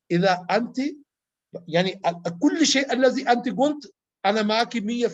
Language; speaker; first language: Arabic; non-native, learner; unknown